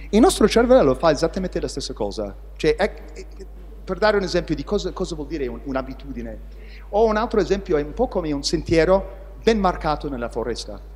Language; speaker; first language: Italian; non-native, fluent; English